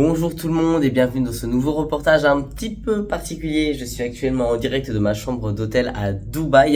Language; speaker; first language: French; native; French